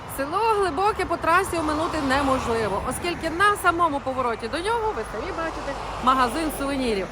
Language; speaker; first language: Ukrainian; native; Ukrainian